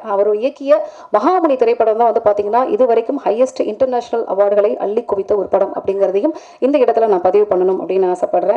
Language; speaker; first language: Tamil; native; Tamil